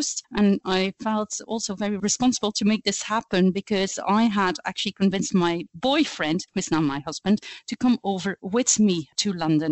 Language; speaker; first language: English; non-native, fluent; Dutch